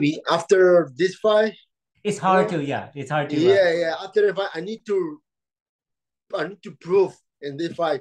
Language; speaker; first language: English; non-native, learner; Spanish